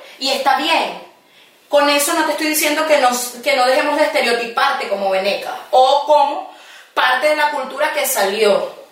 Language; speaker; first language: Spanish; native; Spanish